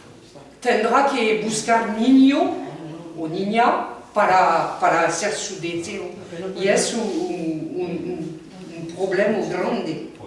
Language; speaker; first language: Spanish; non-native, fluent; French